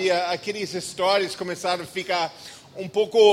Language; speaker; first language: Portuguese; non-native, fluent; English